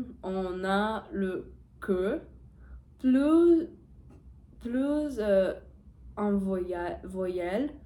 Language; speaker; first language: French; non-native, learner; Portuguese